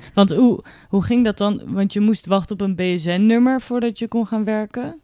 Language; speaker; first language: Dutch; native; Dutch